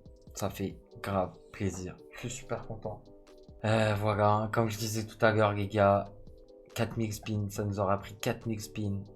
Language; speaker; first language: French; native; French